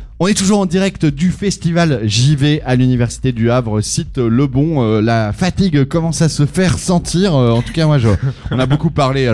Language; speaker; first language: French; native; French